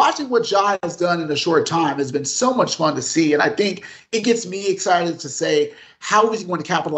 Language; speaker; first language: English; native; English